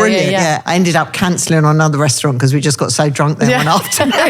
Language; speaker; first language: English; native; English